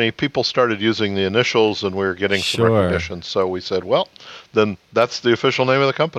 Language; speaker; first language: English; native; English